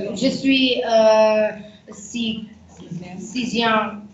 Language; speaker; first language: French; non-native, learner; Serbian